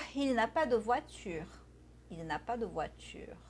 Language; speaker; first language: French; non-native, fluent; Portuguese